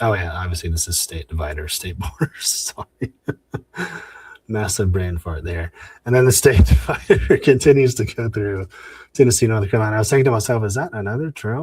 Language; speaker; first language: English; native; English